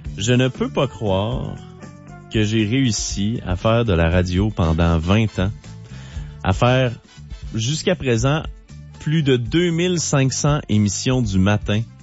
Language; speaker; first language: French; native; French